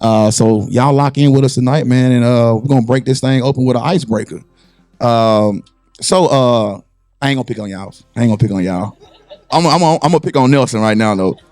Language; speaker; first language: English; native; English